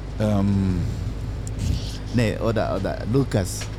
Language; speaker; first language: German; non-native, learner; English